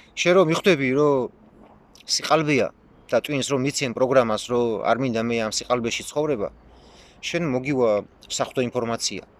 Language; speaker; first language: Georgian; non-native, local second language; Mingrelian